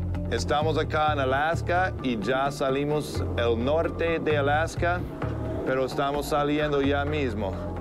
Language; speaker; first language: Spanish; non-native, learner; English